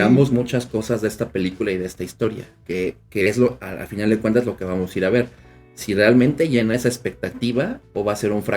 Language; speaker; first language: Spanish; native; Spanish